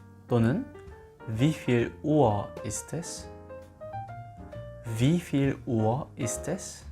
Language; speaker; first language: German; non-native, fluent; Korean